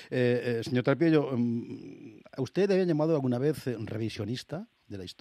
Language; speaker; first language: Spanish; native; Spanish